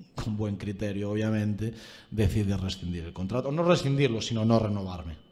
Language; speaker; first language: Spanish; native; Spanish